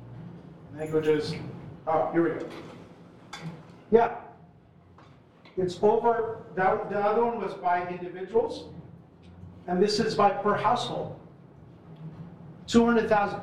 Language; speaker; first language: English; non-native, local second language; Filipino